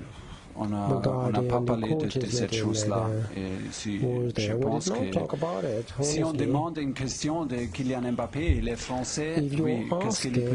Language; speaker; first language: French; non-native, fluent; German